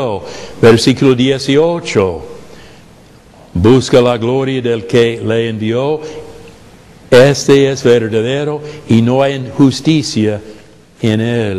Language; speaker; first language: Spanish; non-native, fluent; English